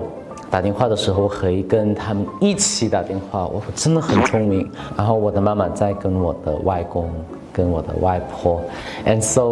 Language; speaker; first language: Chinese; non-native, learner; Thai